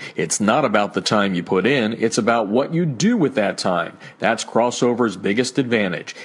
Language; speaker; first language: English; native; English